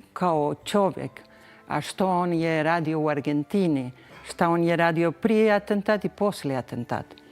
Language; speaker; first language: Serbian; early bilingual, heritage; Spanish